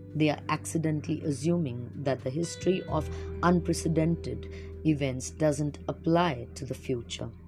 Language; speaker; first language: English; non-native, local second language; Marathi